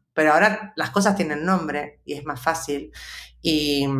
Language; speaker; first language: Spanish; native; Spanish